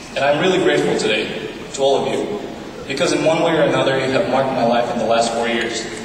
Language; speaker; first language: English; non-native, fluent; Bulgarian